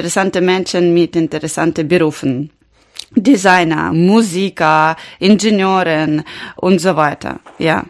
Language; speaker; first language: German; non-native, learner; Ukrainian